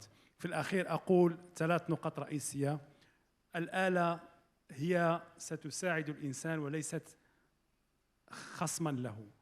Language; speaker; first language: Arabic; native; Arabic